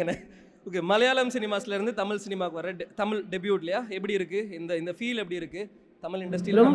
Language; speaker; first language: Tamil; native; Tamil